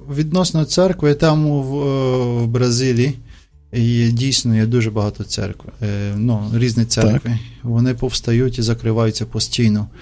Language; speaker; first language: Ukrainian; non-native, fluent; Portuguese